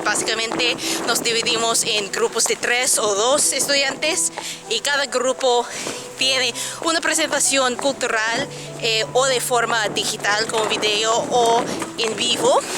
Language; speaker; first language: Spanish; non-native, fluent; English